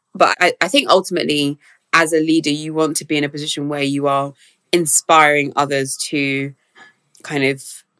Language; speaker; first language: English; native; English